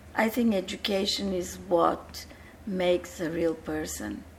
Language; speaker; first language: English; early bilingual, other home language; Bulgarian